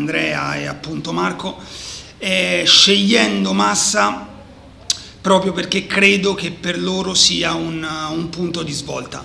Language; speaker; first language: Italian; native; Italian